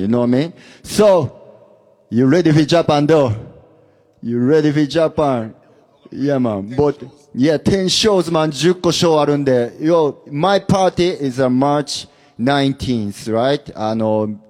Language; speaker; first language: English; non-native, fluent; Japanese